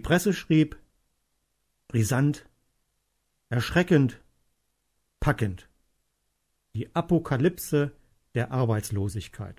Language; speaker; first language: German; native; German